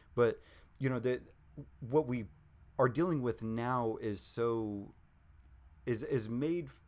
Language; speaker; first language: English; native; English